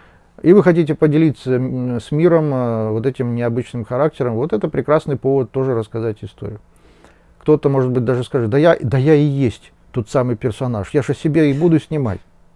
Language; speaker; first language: Russian; native; Russian